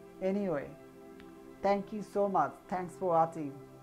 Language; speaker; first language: English; non-native, local second language; Bangla